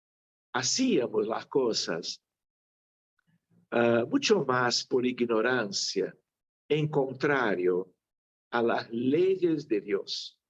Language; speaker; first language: Spanish; non-native, fluent; Portuguese